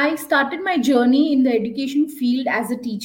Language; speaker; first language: English; non-native, local second language; Hindi